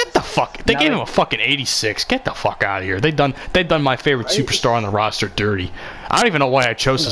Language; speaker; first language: English; native; English